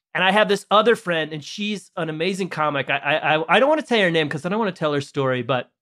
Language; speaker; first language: English; native; English